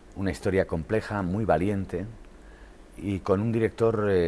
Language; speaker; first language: Spanish; native; Spanish